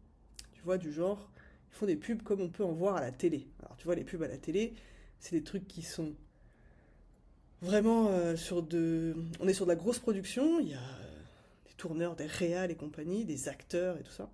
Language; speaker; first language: French; native; French